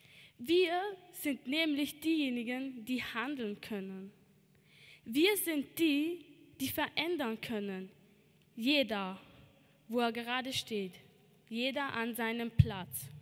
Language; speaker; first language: German; early bilingual, other home language; Albanian